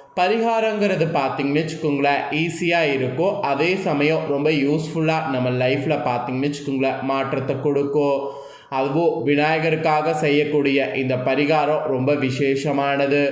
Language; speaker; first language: Tamil; native; Tamil